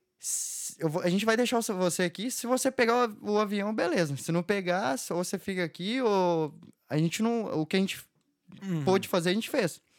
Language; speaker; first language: Portuguese; native; Portuguese